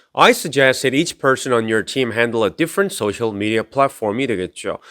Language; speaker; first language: English; non-native, fluent; Korean